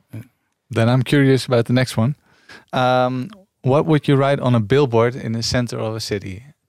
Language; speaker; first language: English; non-native, fluent; Dutch